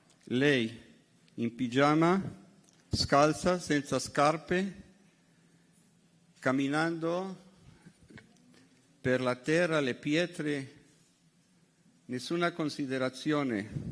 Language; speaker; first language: Italian; non-native, fluent; Hebrew